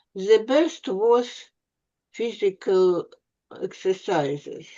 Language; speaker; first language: English; non-native, learner; Russian